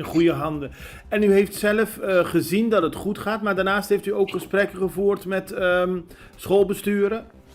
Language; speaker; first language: Dutch; non-native, local second language; Papiamento